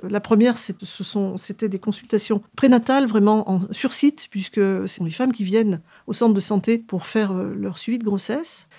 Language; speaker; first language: French; native; French